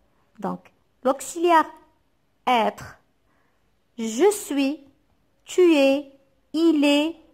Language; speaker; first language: French; non-native, local second language; Arabic